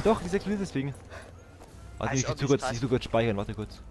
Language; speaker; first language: German; native; German